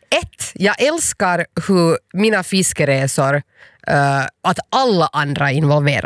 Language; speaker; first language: Swedish; native; Swedish